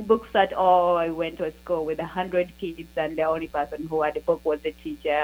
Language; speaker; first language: English; non-native, local second language; Ganda